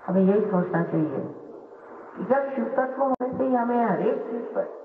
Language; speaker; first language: Hindi; non-native, local second language; Marathi